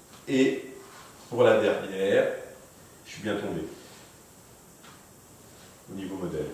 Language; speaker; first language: French; native; French